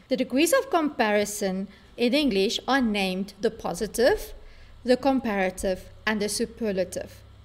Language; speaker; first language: English; native; English